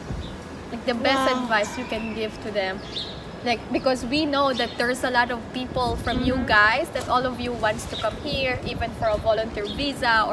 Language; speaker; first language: English; non-native, fluent; Filipino